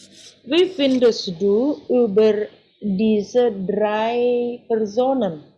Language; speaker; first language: German; non-native, fluent; Indonesian